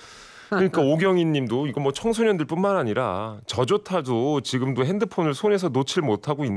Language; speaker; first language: Korean; native; Korean